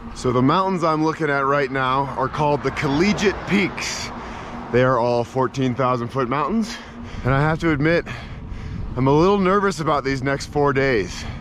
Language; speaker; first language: English; native; English